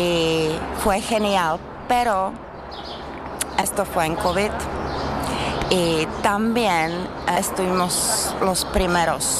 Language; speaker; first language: Spanish; non-native, learner; Czech